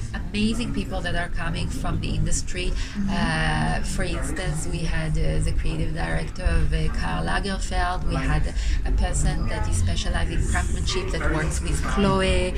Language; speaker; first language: English; non-native, fluent; Hebrew